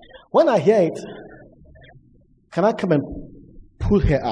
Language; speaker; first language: English; non-native, local second language; Akan